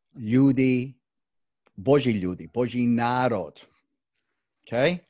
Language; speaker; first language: Croatian; early bilingual, heritage; Croatian